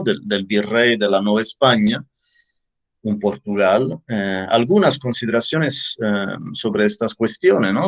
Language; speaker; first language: Spanish; native; Spanish